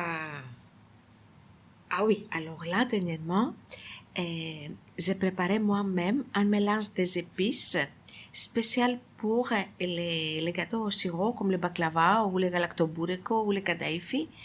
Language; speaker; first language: French; non-native, fluent; Greek